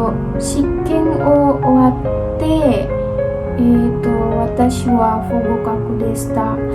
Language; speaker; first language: Japanese; non-native, learner; Indonesian